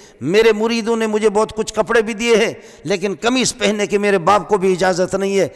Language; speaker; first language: Urdu; non-native, local second language; Brahui